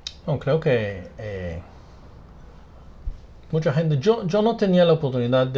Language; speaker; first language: Spanish; non-native, fluent; English